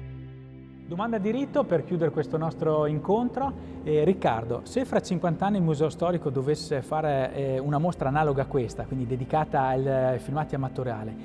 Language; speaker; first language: Italian; native; Italian